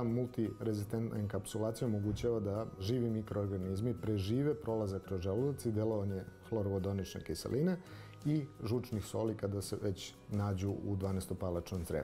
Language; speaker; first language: Serbian; native; Serbian